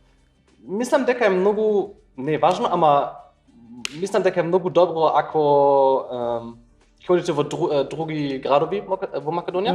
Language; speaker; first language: Macedonian; non-native, learner; German